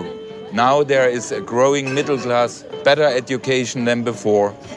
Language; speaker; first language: English; non-native, fluent; German